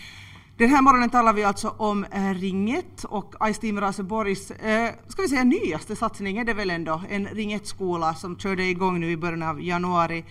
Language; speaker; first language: Swedish; native; Swedish